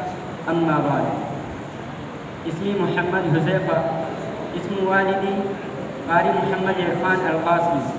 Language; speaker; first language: Arabic; non-native, learner; Urdu